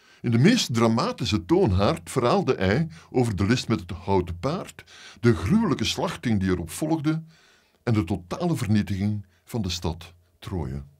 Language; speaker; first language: Dutch; native; Dutch